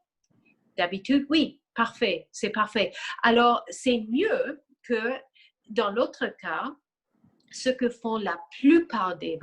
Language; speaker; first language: French; non-native, fluent; English